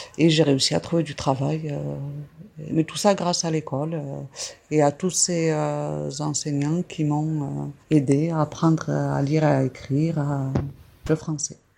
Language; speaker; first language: French; early bilingual, other home language; Arabic